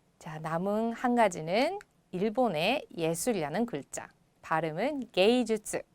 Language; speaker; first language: Korean; non-native, fluent; Japanese